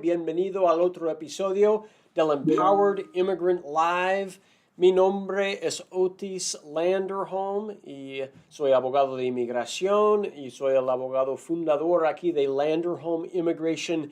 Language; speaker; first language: Spanish; non-native, fluent; English